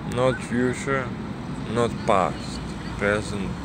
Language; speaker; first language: English; non-native, learner; Serbian